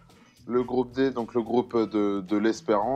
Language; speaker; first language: French; native; French